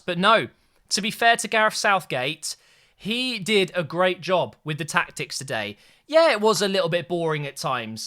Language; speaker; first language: English; native; English